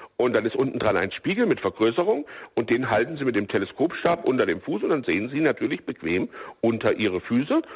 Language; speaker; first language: German; native; German